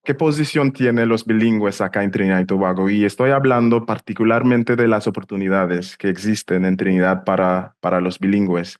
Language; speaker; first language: Spanish; non-native, fluent; English